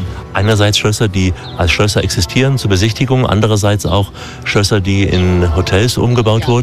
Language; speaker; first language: German; native; German